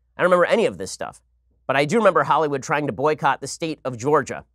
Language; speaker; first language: English; native; English